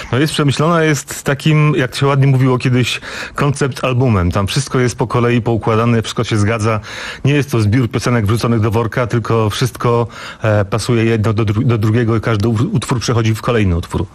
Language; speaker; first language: Polish; native; Polish